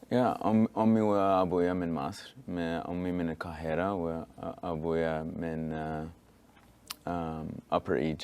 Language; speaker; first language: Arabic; early bilingual, heritage; Arabic